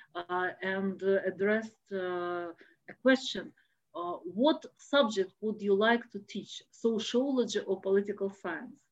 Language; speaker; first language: English; non-native, fluent; Russian